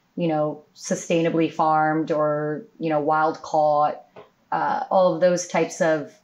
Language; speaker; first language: English; native; English